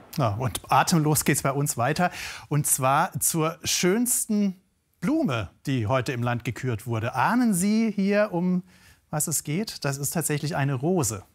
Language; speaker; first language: German; native; German